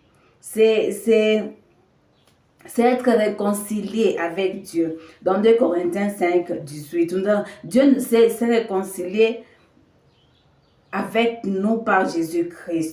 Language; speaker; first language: French; non-native, local second language; Swahili